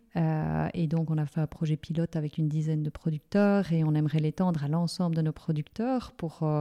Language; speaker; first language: French; native; French